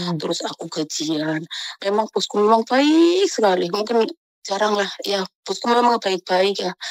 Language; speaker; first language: Indonesian; non-native, local second language; Javanese